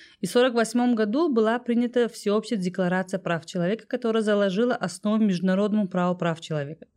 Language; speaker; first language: Russian; non-native, local second language; Tajik